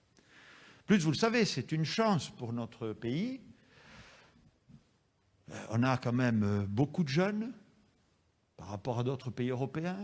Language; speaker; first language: French; native; French